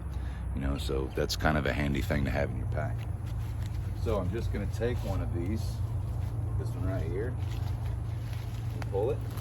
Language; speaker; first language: English; native; English